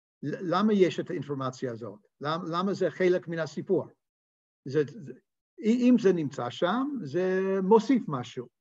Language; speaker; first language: Hebrew; non-native, fluent; English